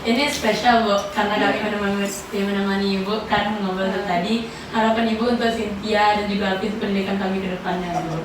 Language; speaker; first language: Indonesian; non-native, local second language; Minangkabau